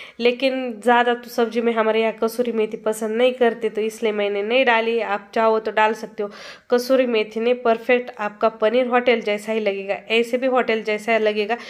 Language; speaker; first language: Hindi; non-native, local second language; Marathi